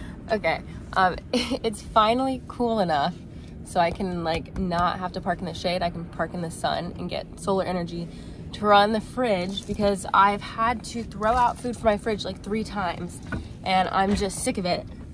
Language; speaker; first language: English; native; English